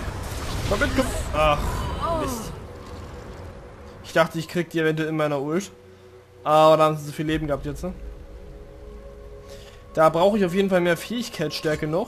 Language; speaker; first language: German; native; German